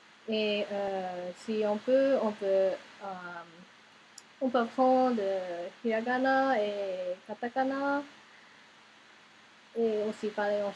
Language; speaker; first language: French; non-native, learner; English